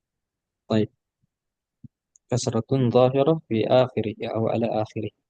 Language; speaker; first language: Arabic; non-native, fluent; Indonesian